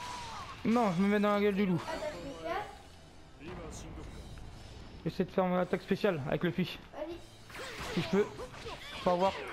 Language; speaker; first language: French; native; French